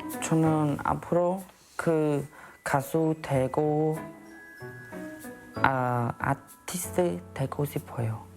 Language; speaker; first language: Korean; non-native, learner; Khmer